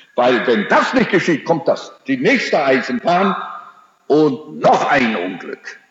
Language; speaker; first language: German; early bilingual, heritage; German